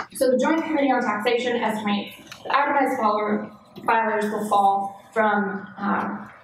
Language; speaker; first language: English; native; English